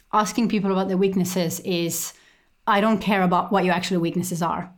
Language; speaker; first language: English; non-native, fluent; Estonian